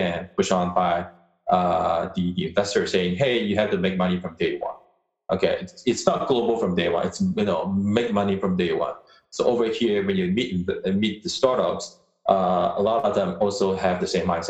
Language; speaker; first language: English; non-native, local second language; Chinese